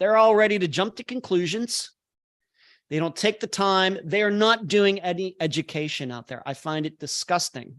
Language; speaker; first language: English; native; English